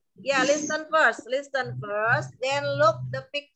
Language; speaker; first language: English; non-native, learner; Indonesian